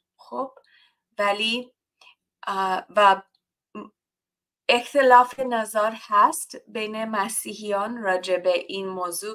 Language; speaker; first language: Persian; non-native, learner; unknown